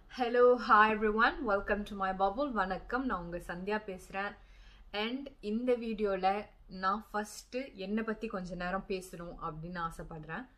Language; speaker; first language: Tamil; early bilingual, heritage; Tamil